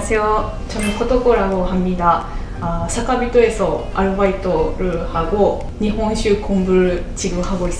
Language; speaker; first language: Korean; non-native, fluent; Japanese